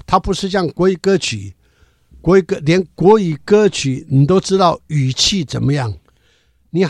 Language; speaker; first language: Chinese; non-native, local second language; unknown